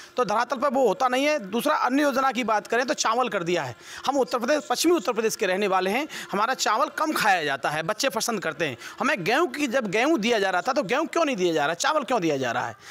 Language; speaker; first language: Hindi; native; Hindi